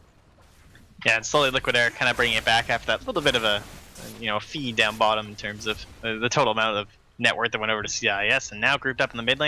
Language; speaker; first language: English; native; English